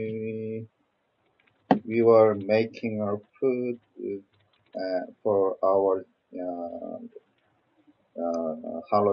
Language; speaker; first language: English; non-native, learner; Korean